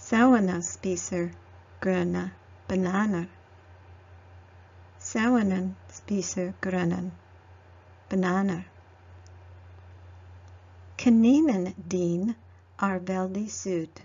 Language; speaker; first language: Norwegian; non-native, learner; English